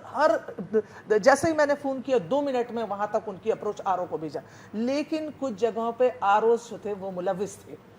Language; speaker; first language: Urdu; non-native, local second language; Pashto